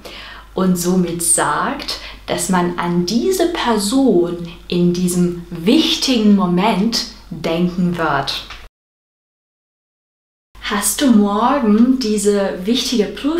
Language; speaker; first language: German; non-native, fluent; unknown